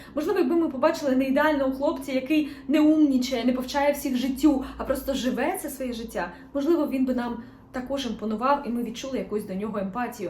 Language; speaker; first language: Ukrainian; non-native, local second language; Russian